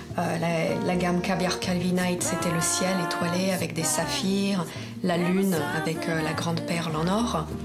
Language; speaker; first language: French; non-native, fluent; Polish